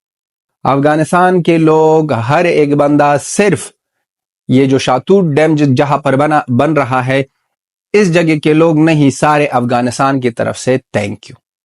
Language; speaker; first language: Hindi; non-native, fluent; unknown